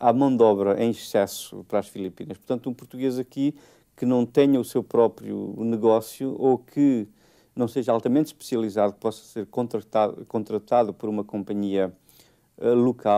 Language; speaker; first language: Portuguese; native; Portuguese